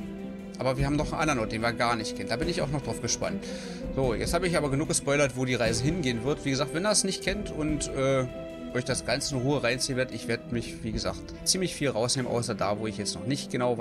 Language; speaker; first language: German; native; German